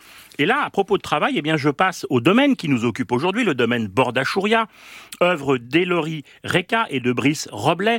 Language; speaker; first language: French; native; French